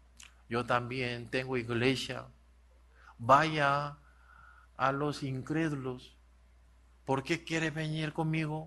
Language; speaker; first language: Spanish; non-native, learner; Korean